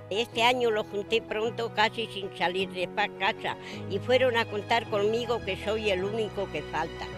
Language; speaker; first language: Spanish; native; Spanish